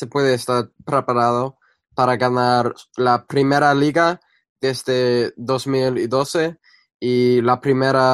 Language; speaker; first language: Spanish; non-native, fluent; English